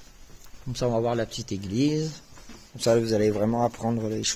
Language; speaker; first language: French; native; French